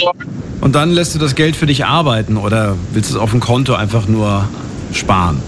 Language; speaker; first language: German; native; German